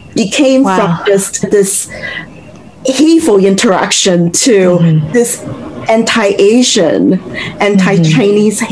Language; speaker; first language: English; non-native, local second language; Cantonese